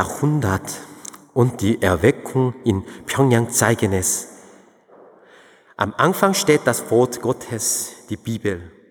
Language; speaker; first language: German; non-native, fluent; Korean